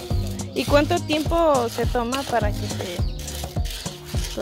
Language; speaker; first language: Spanish; early bilingual, other home language; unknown